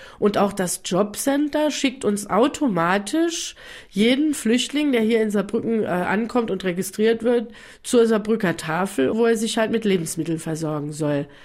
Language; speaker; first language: German; native; German